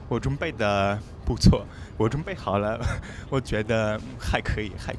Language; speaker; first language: Chinese; non-native, learner; French